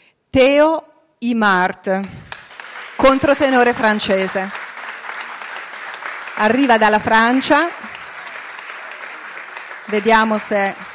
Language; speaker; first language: Italian; native; Italian